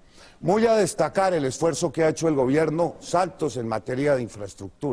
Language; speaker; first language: Spanish; native; Spanish